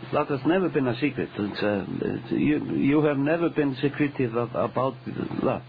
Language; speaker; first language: English; non-native, fluent; Icelandic